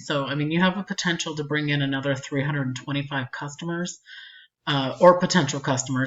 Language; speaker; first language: English; native; English